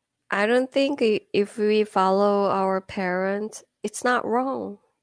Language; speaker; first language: English; non-native, fluent; Korean